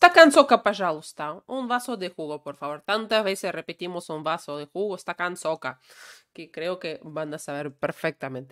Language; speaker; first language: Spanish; non-native, fluent; Russian